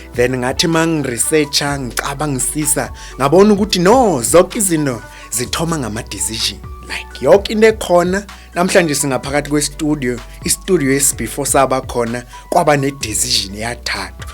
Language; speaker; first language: Zulu; non-native, local second language; South Ndebele